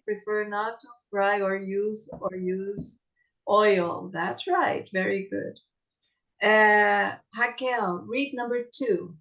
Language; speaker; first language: English; non-native, fluent; Portuguese